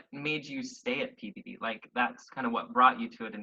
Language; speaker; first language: English; native; English